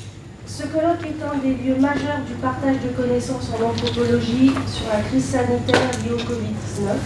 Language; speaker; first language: French; native; French